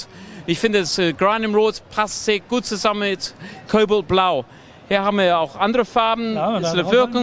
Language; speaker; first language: German; non-native, fluent; English